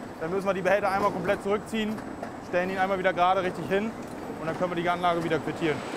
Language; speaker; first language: German; native; German